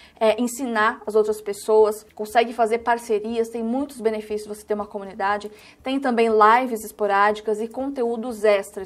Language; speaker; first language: Portuguese; native; Portuguese